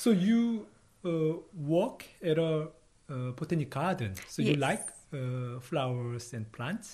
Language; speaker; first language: English; non-native, fluent; Korean